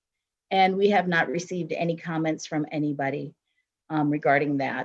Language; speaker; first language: English; native; English